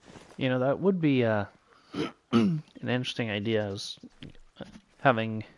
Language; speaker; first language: English; native; English